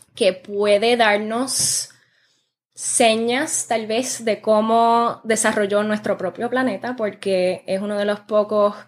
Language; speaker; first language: Spanish; early bilingual, heritage; Spanish